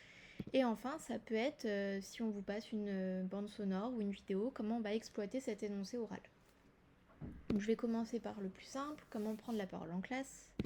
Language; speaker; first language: French; native; French